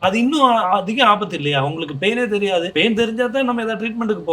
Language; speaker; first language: Tamil; native; Tamil